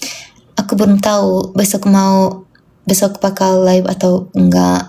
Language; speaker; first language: Indonesian; non-native, learner; Japanese